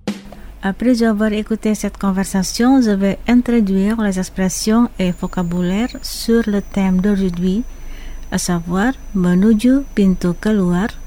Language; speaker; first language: French; non-native, fluent; Indonesian